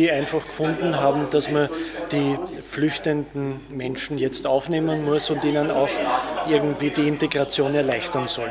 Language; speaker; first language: German; native; German